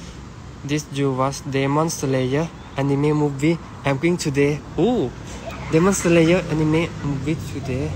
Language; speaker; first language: English; non-native, learner; Thai